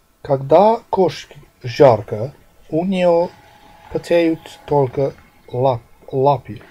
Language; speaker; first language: Russian; non-native, learner; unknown